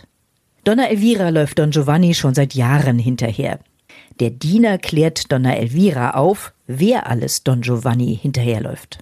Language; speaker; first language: German; native; German